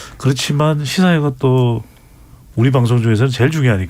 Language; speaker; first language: Korean; native; Korean